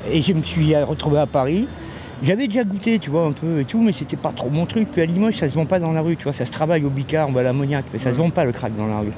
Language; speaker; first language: French; native; French